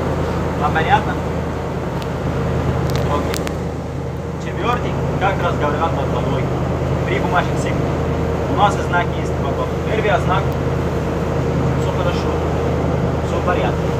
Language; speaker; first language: Russian; non-native, learner; Arabic